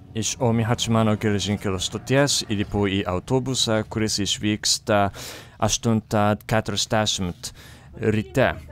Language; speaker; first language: Lithuanian; non-native, fluent; Japanese